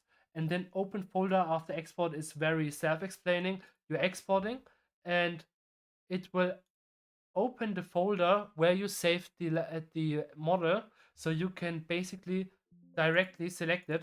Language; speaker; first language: English; non-native, fluent; German